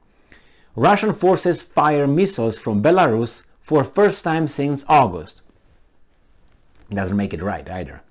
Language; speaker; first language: English; non-native, fluent; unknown